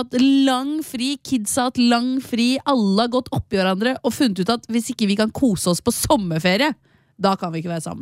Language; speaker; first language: Norwegian; native; Norwegian